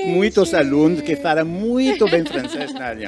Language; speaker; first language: Portuguese; non-native, learner; French